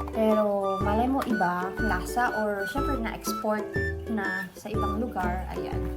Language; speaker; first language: Filipino; native; Filipino